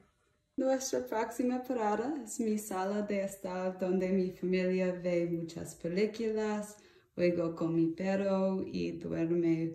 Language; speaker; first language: Spanish; non-native, learner; English